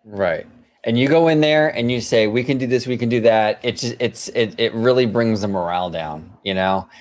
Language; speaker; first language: English; native; English